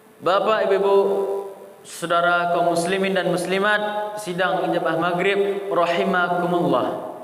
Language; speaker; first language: Malay; non-native, local second language; Minangkabau